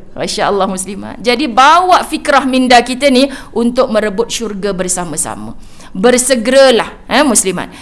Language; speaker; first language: Malay; native; Malay